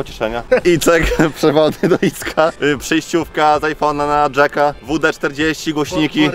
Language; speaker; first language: Polish; native; Polish